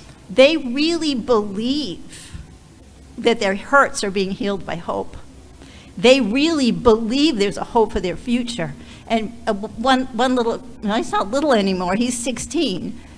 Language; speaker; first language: English; native; English